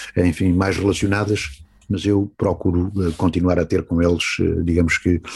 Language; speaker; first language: Portuguese; native; Portuguese